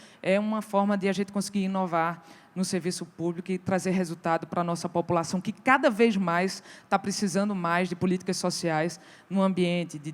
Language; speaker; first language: Portuguese; native; Portuguese